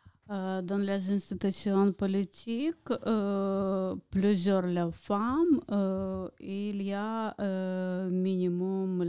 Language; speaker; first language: French; non-native, learner; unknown